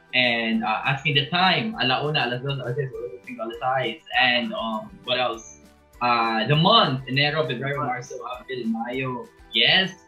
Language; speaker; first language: English; non-native, local second language; Filipino